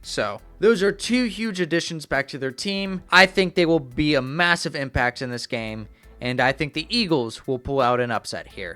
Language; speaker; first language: English; native; English